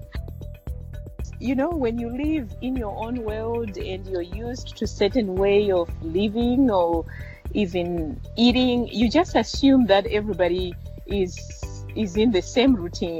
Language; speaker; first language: English; non-native, local second language; Shona